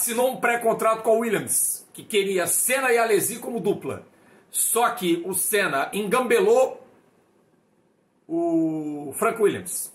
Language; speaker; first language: Portuguese; native; Portuguese